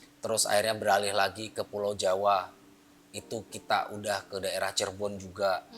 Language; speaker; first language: Indonesian; native; Indonesian